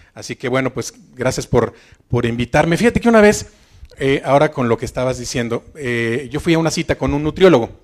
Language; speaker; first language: Spanish; native; Spanish